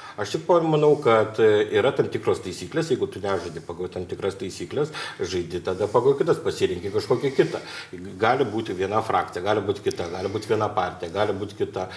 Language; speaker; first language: Lithuanian; native; Lithuanian